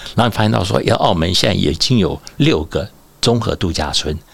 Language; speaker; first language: Chinese; native; Chinese